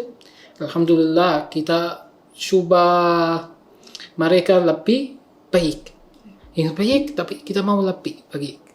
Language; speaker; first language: Indonesian; non-native, learner; Arabic